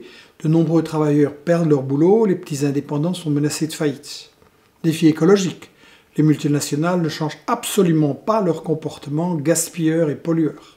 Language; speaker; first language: French; native; French